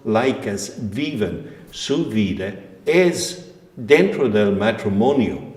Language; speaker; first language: Spanish; non-native, fluent; English